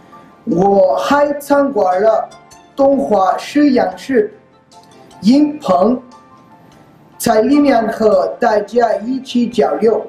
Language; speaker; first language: Chinese; non-native, learner; Spanish